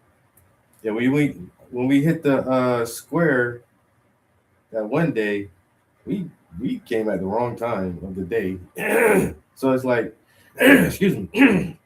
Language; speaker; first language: English; native; English